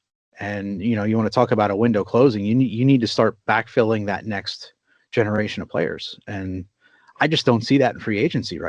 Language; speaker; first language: English; native; English